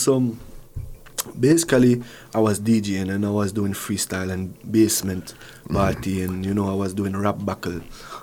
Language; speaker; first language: English; non-native, fluent; French